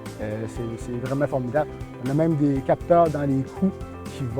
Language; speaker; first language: French; native; French